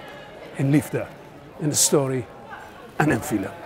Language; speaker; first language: Dutch; non-native, fluent; Persian